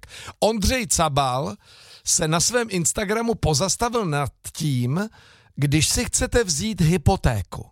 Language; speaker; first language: Czech; native; Czech